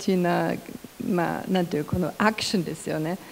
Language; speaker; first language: Japanese; non-native, learner; German